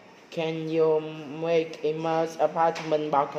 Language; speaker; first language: English; non-native, learner; Vietnamese